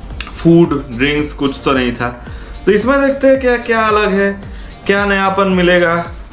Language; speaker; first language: Hindi; non-native, local second language; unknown